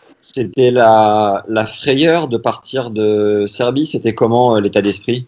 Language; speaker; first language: French; native; French